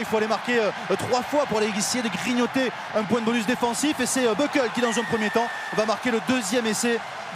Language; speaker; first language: French; native; French